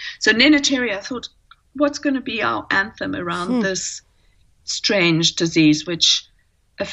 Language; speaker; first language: English; native; English